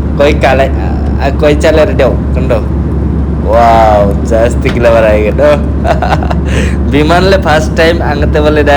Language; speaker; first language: Malayalam; non-native, learner; Bangla